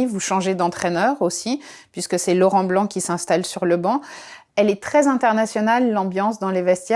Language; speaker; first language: French; native; French